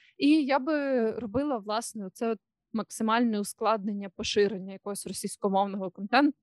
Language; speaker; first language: Ukrainian; non-native, local second language; Russian